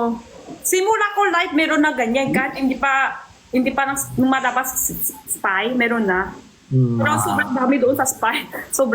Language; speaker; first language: Filipino; non-native, learner; Chinese